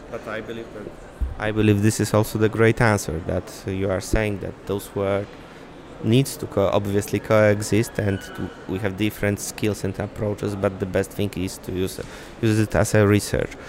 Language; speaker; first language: English; non-native, fluent; Polish